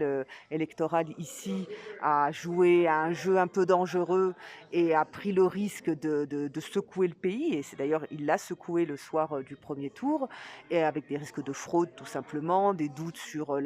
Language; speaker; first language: French; native; French